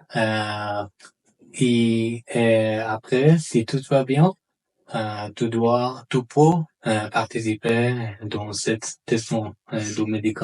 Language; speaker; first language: French; non-native, learner; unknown